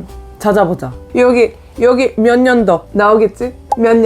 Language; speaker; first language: Korean; non-native, fluent; Bulgarian